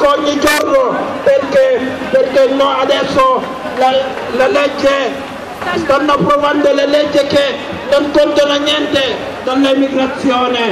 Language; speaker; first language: Italian; non-native, learner; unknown